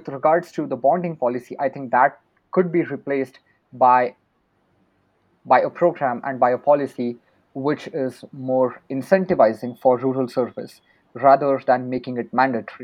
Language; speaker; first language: English; non-native, local second language; Marathi